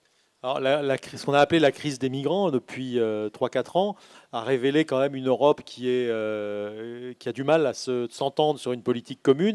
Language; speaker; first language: French; native; French